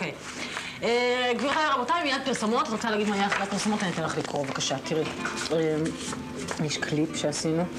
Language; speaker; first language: Hebrew; native; Hebrew